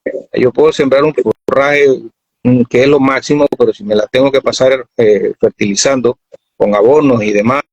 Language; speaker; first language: Spanish; native; Spanish